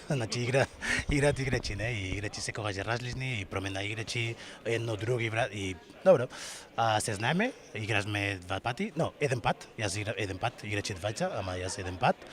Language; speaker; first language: Macedonian; non-native, learner; Spanish